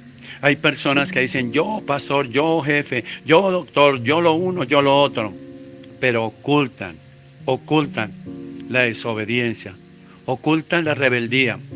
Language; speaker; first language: Spanish; native; Spanish